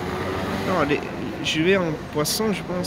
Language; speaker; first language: French; non-native, learner; Italian